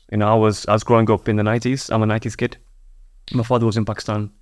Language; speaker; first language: English; native; English